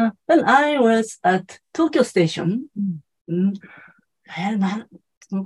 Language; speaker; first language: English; non-native, learner; Japanese